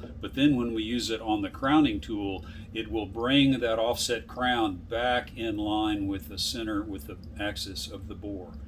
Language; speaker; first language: English; native; English